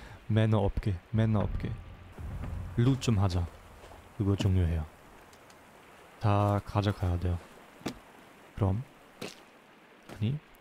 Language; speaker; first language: Korean; non-native, learner; German